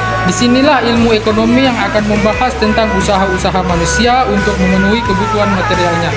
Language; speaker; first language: Indonesian; non-native, local second language; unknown